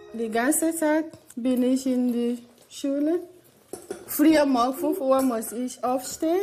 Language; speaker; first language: German; non-native, learner; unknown